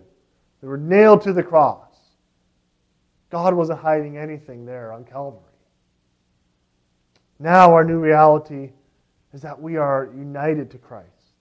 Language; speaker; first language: English; native; English